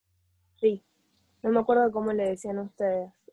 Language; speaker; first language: Spanish; native; Spanish